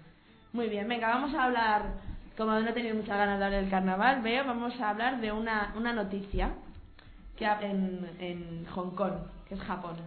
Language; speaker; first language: Spanish; native; Spanish